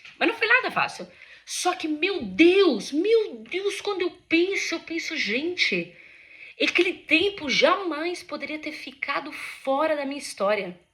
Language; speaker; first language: Portuguese; native; Portuguese